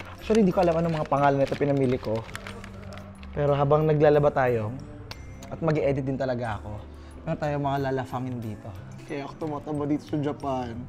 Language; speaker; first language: Filipino; native; Filipino